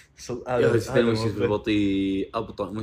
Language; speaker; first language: Arabic; native; Arabic